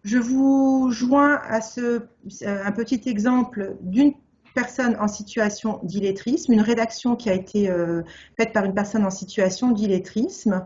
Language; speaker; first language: French; native; French